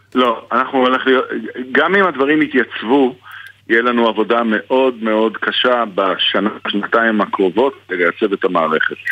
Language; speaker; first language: Hebrew; native; Hebrew